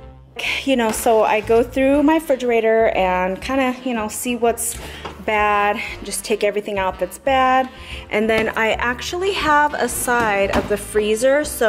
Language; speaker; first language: English; native; English